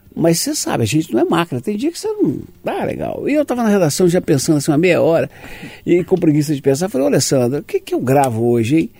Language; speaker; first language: Portuguese; native; Portuguese